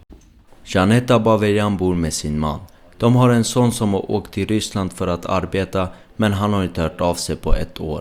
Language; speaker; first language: Swedish; early bilingual, other home language; Armenian